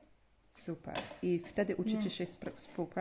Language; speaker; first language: Polish; non-native, learner; English